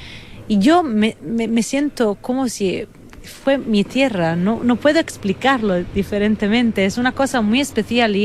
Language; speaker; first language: Spanish; non-native, fluent; Italian